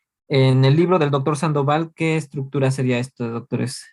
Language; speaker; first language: Spanish; native; Spanish